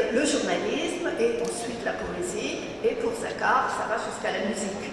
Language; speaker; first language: French; native; French